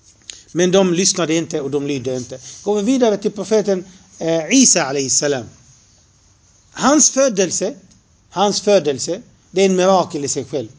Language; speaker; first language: Swedish; non-native, fluent; Arabic